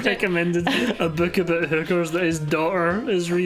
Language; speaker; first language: English; native; English